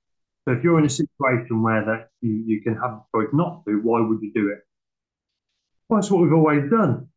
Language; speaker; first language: English; native; English